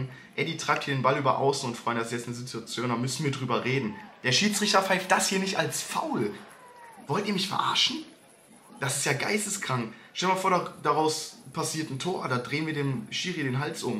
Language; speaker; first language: German; native; German